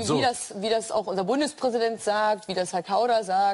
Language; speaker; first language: German; native; German